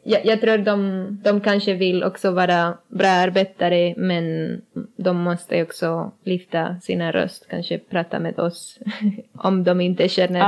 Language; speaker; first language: Swedish; non-native, learner; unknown